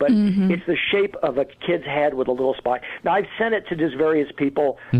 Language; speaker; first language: English; native; English